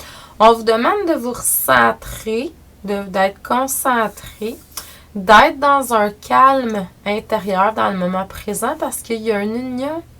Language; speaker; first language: French; native; French